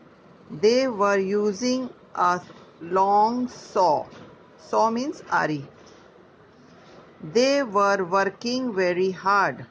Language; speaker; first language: English; non-native, local second language; Hindi